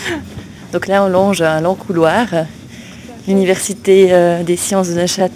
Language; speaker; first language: French; native; French